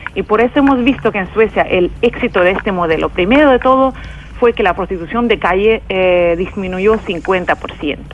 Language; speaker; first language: Spanish; non-native, fluent; Swedish